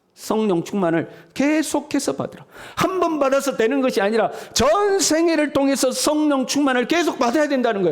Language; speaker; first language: Korean; native; Korean